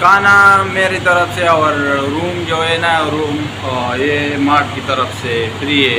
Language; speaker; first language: Hindi; non-native, local second language; Pashto